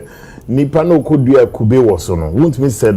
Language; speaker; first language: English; non-native, local second language; Akan